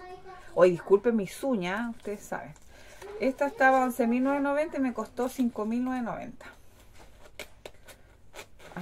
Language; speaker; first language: Spanish; native; Spanish